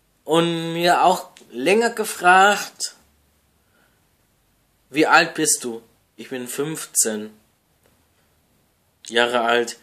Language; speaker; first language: German; non-native, learner; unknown